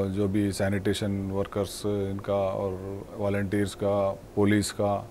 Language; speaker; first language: Hindi; non-native, local second language; Telugu